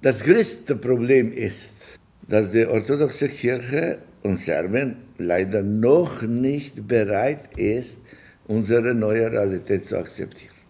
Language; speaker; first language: German; non-native, fluent; Albanian